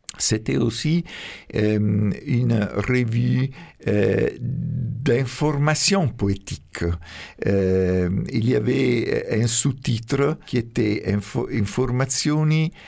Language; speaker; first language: French; non-native, fluent; Italian